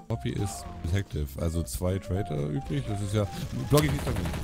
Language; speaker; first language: German; native; German